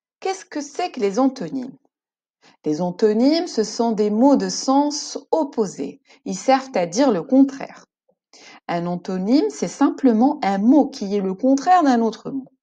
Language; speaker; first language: French; non-native, local second language; Arabic